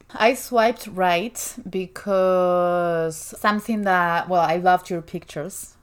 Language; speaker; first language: English; non-native, fluent; Spanish